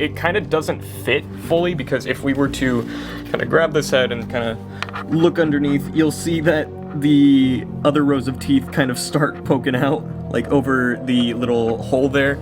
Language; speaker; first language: English; native; English